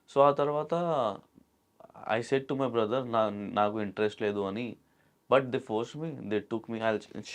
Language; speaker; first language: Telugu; non-native, local second language; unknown